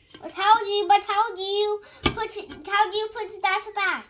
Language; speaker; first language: English; early bilingual, other home language; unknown